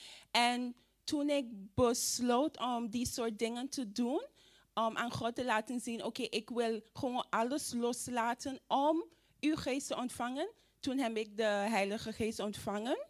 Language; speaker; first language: Dutch; non-native, fluent; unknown